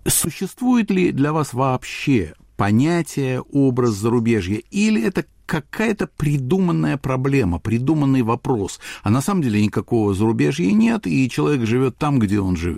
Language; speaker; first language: Russian; native; Russian